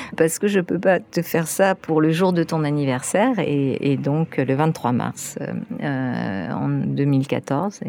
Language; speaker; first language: French; early bilingual, other home language; Spanish